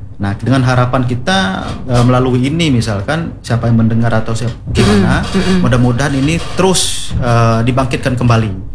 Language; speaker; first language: Indonesian; non-native, local second language; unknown